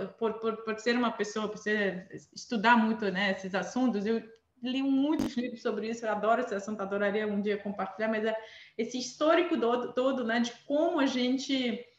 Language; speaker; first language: Portuguese; non-native, fluent; Armenian